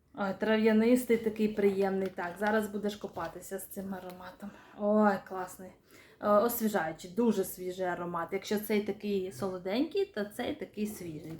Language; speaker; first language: Ukrainian; non-native, local second language; Russian